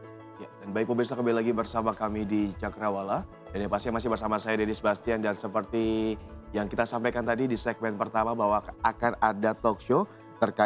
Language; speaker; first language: Indonesian; native; Indonesian